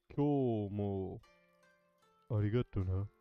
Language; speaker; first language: Japanese; non-native, learner; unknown